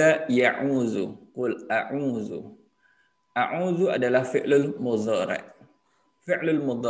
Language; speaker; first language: Arabic; non-native, fluent; Indonesian